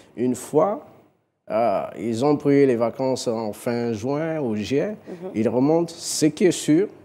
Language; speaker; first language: French; non-native, local second language; Fang